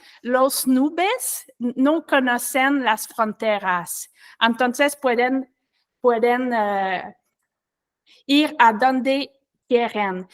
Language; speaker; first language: Spanish; non-native, learner; French